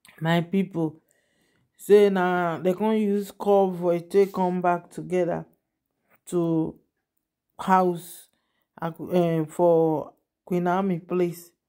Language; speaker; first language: Nigerian Pidgin; non-native, local second language; Yoruba